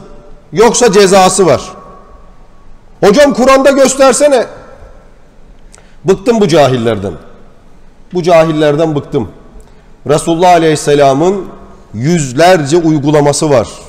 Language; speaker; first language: Turkish; native; Turkish